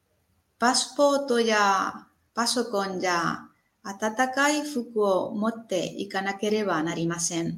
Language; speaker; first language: Japanese; non-native, learner; Spanish